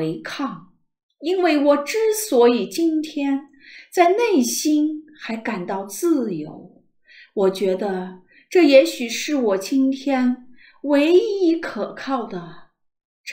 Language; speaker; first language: Chinese; native; Chinese